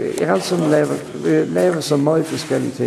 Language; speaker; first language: Danish; non-native, learner; English